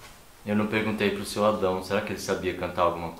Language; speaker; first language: Portuguese; native; Portuguese